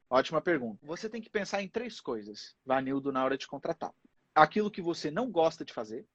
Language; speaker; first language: Portuguese; native; Portuguese